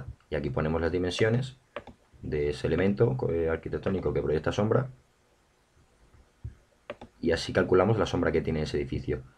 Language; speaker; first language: Spanish; native; Spanish